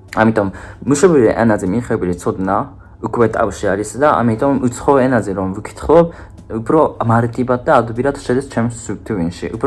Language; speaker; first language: Georgian; non-native, fluent; Japanese